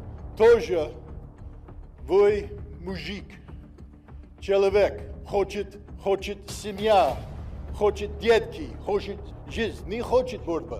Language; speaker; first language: Russian; non-native, learner; English